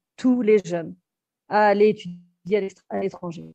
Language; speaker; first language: French; native; French